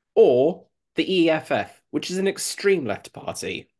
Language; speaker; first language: English; native; English